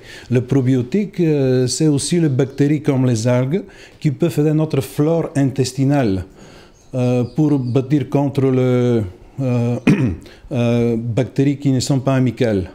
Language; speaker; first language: French; non-native, fluent; Bulgarian